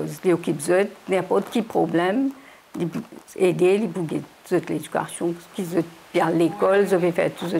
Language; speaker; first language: French; non-native, learner; Morisyen